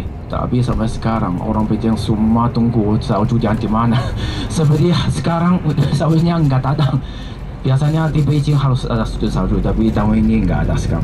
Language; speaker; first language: Indonesian; non-native, fluent; Chinese